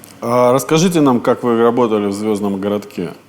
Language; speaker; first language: Russian; native; Russian